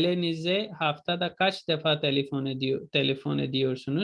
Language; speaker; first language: Turkish; non-native, fluent; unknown